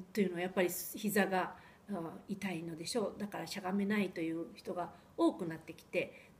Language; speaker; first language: Japanese; early bilingual, heritage; Japanese